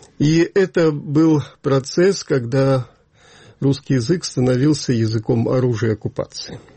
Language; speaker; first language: Russian; native; Russian